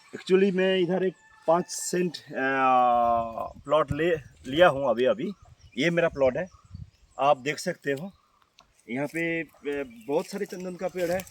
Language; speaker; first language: Hindi; non-native, local second language; Bangla